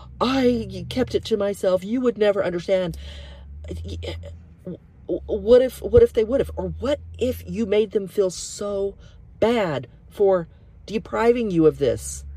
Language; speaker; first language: English; native; English